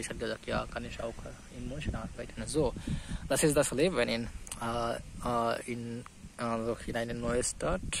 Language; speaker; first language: German; non-native, learner; Bangla